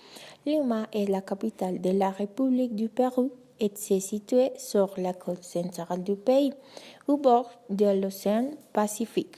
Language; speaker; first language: French; non-native, learner; Spanish